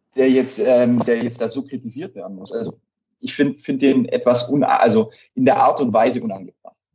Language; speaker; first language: German; native; German